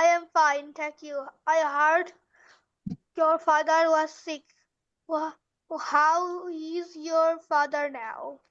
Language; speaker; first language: English; non-native, learner; Bangla